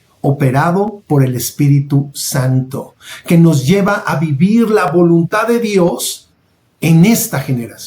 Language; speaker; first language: Spanish; native; Spanish